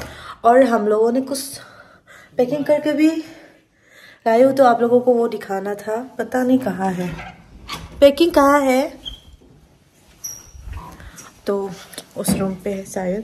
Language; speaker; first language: Hindi; non-native, local second language; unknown